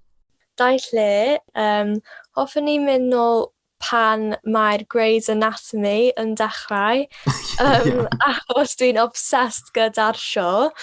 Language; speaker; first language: Welsh; non-native, local second language; English